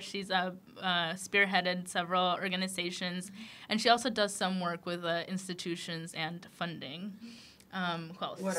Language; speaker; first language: English; early bilingual, other home language; Spanish